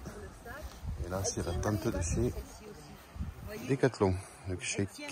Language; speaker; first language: French; native; French